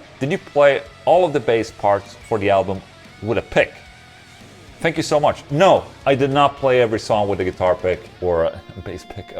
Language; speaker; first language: English; non-native, fluent; Swedish